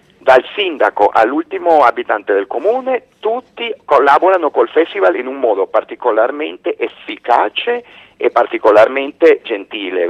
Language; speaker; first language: Italian; non-native, fluent; Spanish